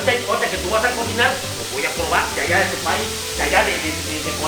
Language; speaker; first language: Spanish; native; Spanish